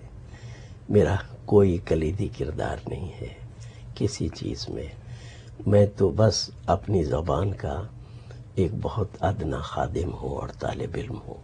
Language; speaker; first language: Urdu; native; Urdu